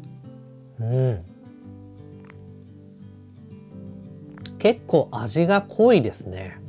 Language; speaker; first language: Japanese; native; Japanese